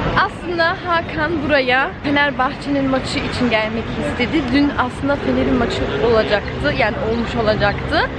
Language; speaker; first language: Turkish; early bilingual, heritage; Turkish